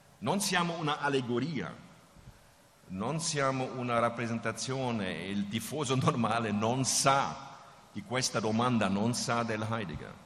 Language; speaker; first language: Italian; non-native, fluent; German